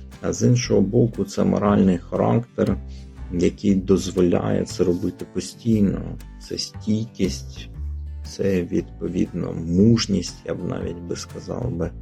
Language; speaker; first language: Ukrainian; native; Ukrainian